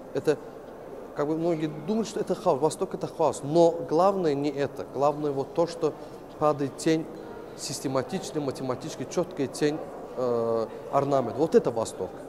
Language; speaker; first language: Russian; non-native, local second language; Azerbaijani